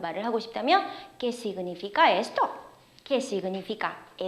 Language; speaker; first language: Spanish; non-native, fluent; Korean